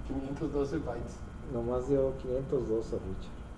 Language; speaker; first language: Spanish; native; Spanish